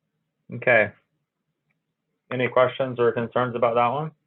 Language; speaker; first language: English; native; English